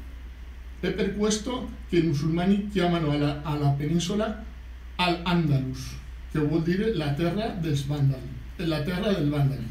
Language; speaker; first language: Italian; non-native, fluent; Catalan